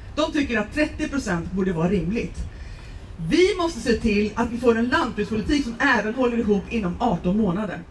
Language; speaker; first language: Swedish; native; Swedish